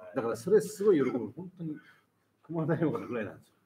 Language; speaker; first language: Japanese; native; Japanese